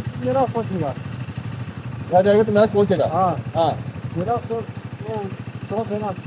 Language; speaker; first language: Hindi; non-native, learner; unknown